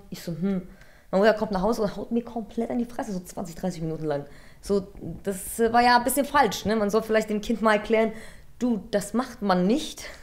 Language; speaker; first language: German; early bilingual, other home language; Polish